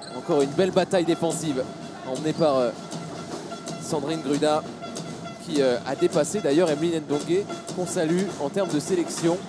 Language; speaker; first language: French; native; French